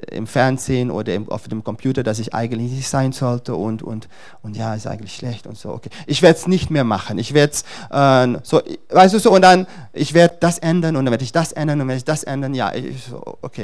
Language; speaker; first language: German; non-native, fluent; Dutch